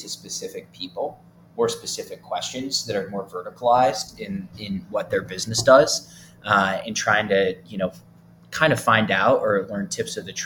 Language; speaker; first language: English; native; English